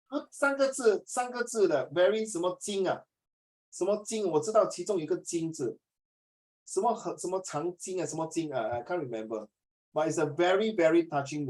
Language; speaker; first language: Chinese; native; Chinese